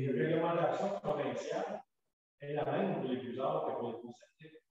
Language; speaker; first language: French; native; French